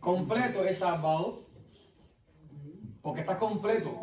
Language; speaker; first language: Spanish; native; Spanish